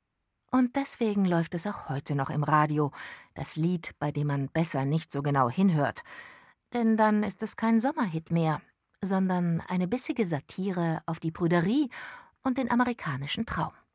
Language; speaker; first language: German; native; German